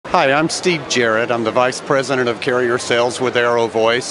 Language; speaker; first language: English; native; English